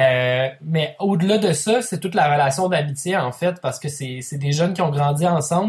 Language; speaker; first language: French; native; French